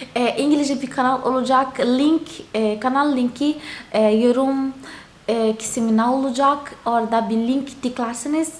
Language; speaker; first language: Turkish; non-native, fluent; Portuguese